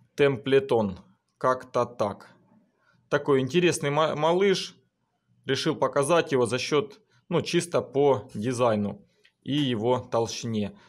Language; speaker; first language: Russian; native; Russian